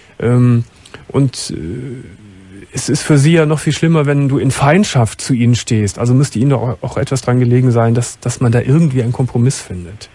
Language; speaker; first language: German; native; German